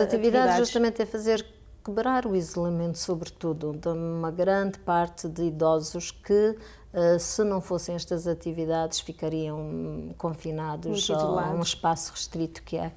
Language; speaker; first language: Portuguese; native; Portuguese